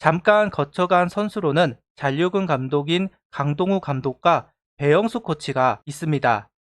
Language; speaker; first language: Korean; native; Korean